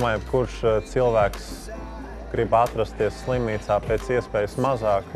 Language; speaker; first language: Latvian; native; Latvian